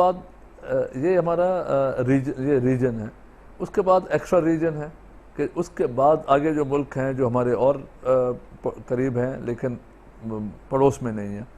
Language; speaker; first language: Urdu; non-native, local second language; Sindhi